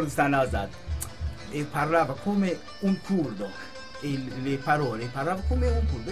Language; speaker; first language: Italian; non-native, local second language; Kurdish